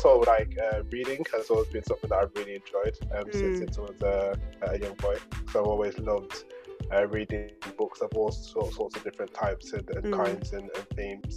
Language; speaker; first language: English; native; English